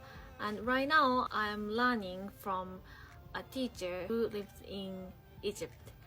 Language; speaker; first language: English; non-native, fluent; Japanese